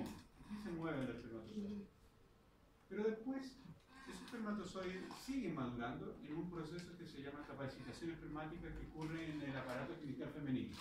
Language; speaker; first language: Spanish; native; Spanish